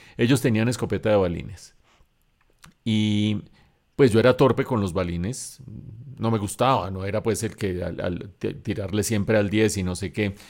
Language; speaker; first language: Spanish; native; Spanish